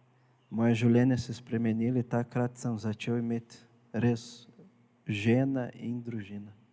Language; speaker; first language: Slovenian; non-native, fluent; Portuguese